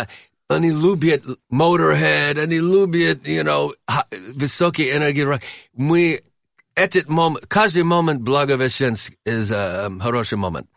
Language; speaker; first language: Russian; non-native, learner; English